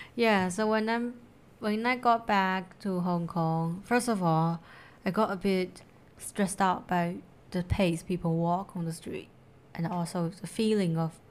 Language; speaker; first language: English; non-native, fluent; Chinese